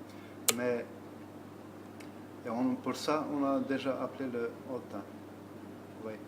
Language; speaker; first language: French; non-native, learner; Albanian